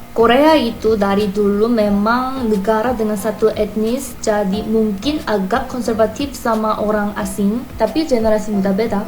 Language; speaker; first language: Indonesian; non-native, fluent; Korean